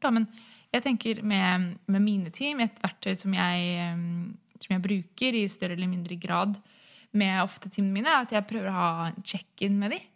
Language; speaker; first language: Norwegian; native; Norwegian